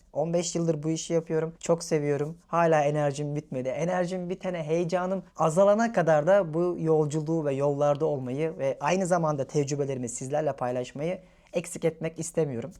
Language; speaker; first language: Turkish; native; Turkish